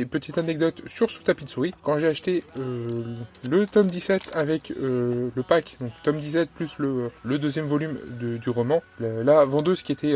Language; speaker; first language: French; native; French